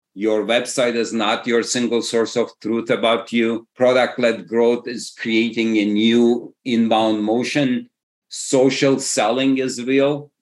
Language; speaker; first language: English; non-native, fluent; Turkish